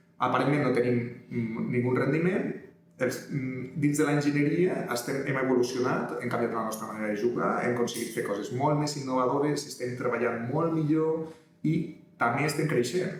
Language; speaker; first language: Catalan; native; Catalan